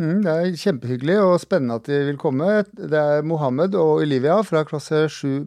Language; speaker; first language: Norwegian; native; Norwegian